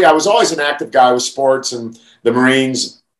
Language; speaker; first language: English; native; English